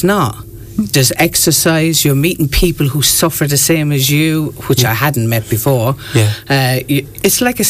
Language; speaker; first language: English; native; English